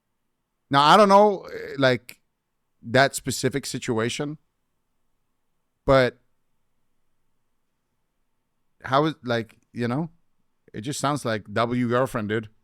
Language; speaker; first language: English; native; English